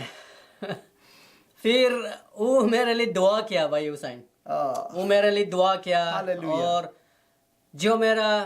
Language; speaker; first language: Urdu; non-native, learner; Persian